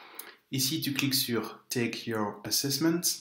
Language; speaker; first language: French; native; French